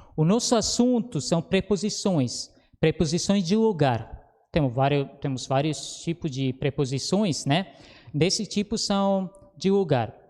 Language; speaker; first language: Portuguese; non-native, fluent; Croatian